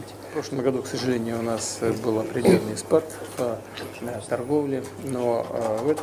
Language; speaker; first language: Russian; native; Russian